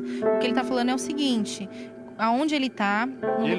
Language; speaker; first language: Portuguese; native; Portuguese